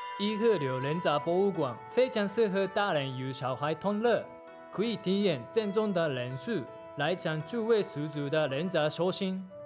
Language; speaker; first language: Chinese; non-native, fluent; Japanese